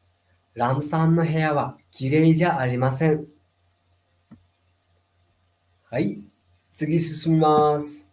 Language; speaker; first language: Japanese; non-native, fluent; Nepali